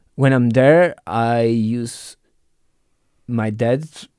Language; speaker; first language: English; non-native, fluent; Italian